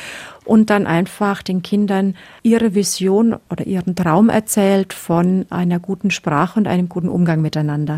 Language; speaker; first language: German; native; German